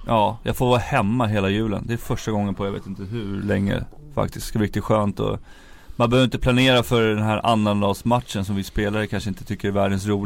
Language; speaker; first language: Swedish; native; Swedish